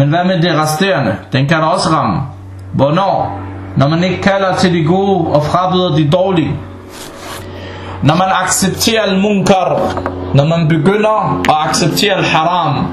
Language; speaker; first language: Danish; non-native, fluent; Arabic